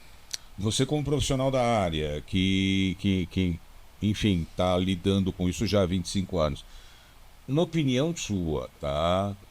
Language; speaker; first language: Portuguese; native; Portuguese